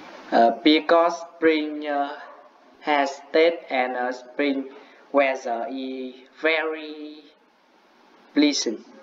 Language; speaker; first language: English; non-native, learner; Vietnamese